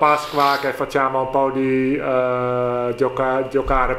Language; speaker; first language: Italian; non-native, learner; Dutch